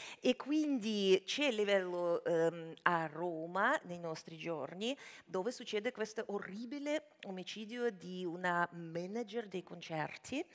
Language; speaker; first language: Italian; non-native, fluent; Russian